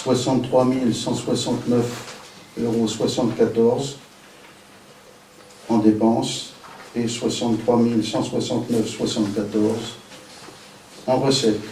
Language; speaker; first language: French; native; French